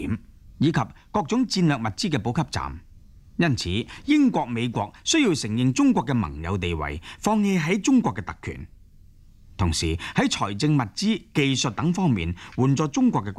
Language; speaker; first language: Chinese; non-native, local second language; Cantonese